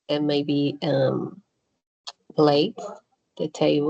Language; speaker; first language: English; non-native, learner; Spanish